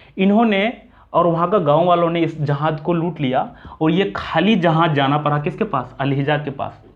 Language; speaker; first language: Hindi; native; Hindi